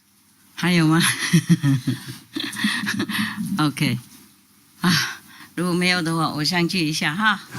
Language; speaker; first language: Chinese; non-native, fluent; Vietnamese